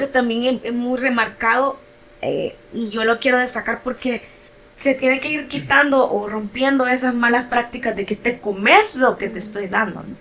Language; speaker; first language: Spanish; native; Spanish